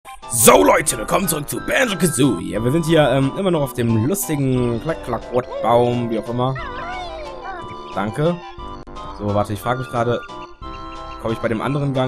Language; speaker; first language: German; native; German